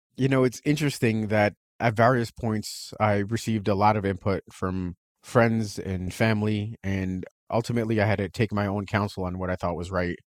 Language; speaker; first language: English; early bilingual, other home language; Russian